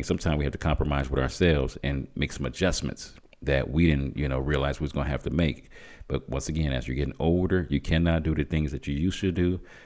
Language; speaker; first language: English; native; English